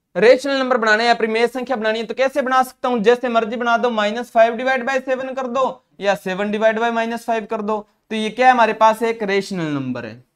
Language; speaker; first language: Hindi; non-native, local second language; Punjabi